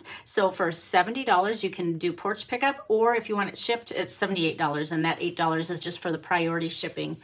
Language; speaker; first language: English; native; English